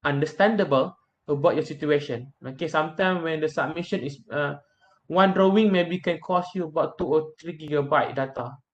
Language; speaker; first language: English; non-native, local second language; Malay